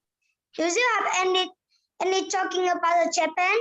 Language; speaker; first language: English; non-native, learner; Vietnamese